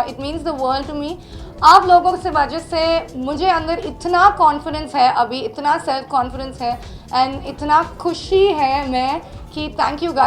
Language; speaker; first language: Hindi; non-native, local second language; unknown